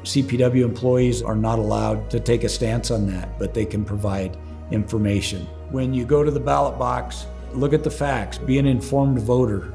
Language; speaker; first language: English; native; English